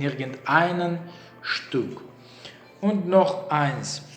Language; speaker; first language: German; non-native, learner; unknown